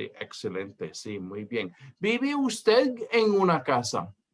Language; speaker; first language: Spanish; non-native, fluent; English